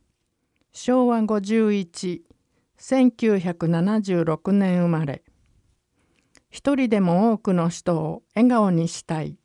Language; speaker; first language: Japanese; native; Japanese